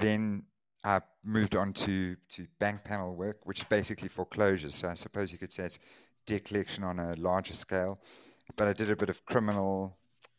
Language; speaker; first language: English; native; English